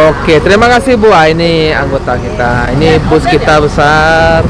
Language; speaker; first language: Indonesian; native; Indonesian